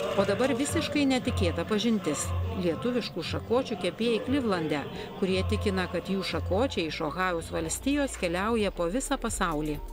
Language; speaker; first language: Lithuanian; native; Lithuanian